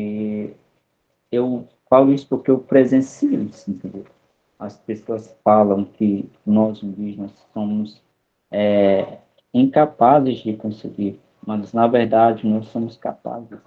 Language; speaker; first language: Portuguese; non-native, local second language; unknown